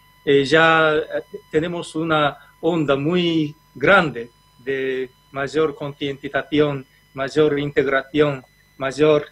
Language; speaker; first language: Spanish; non-native, fluent; Japanese